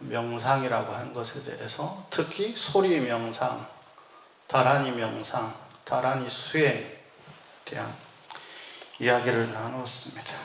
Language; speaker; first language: Korean; native; Korean